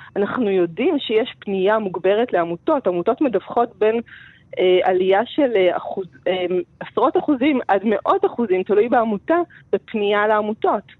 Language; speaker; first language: Hebrew; native; Hebrew